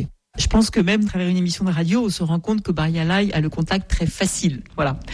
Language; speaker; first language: French; native; French